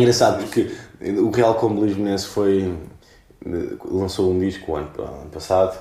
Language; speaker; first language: Portuguese; native; Portuguese